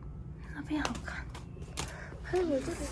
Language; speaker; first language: Chinese; non-native, learner; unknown